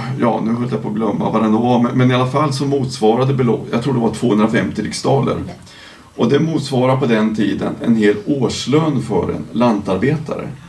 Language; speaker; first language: Swedish; native; Swedish